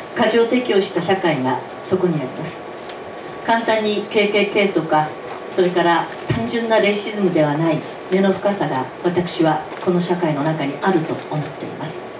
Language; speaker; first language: Japanese; native; Japanese